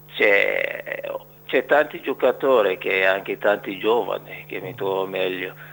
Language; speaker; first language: Italian; non-native, fluent; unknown